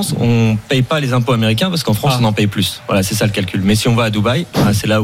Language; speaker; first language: French; native; French